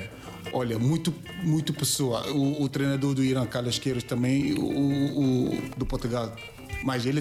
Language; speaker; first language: Portuguese; non-native, learner; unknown